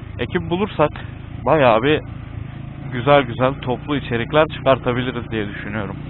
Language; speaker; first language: Turkish; native; Turkish